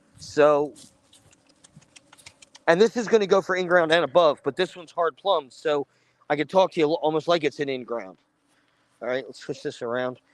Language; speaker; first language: English; native; English